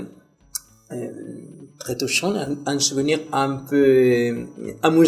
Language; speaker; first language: French; non-native, fluent; Spanish